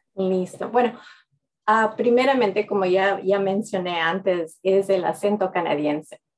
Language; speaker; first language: Spanish; early bilingual, heritage; English